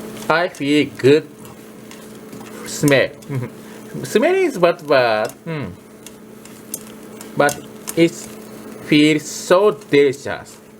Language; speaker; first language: English; non-native, learner; Japanese